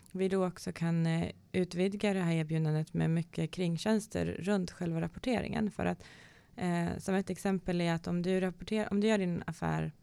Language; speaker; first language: Swedish; native; Swedish